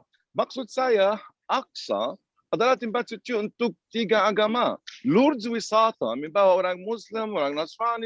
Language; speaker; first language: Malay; non-native, fluent; Arabic